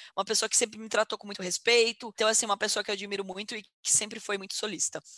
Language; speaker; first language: Portuguese; native; Portuguese